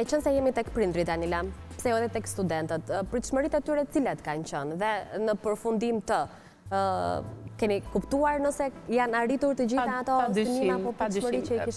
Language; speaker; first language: Albanian; native; Albanian